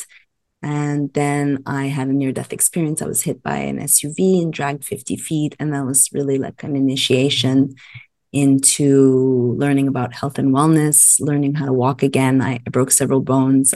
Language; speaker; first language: English; native; English